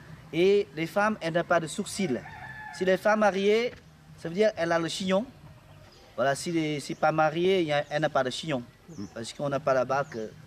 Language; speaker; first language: French; non-native, local second language; Lao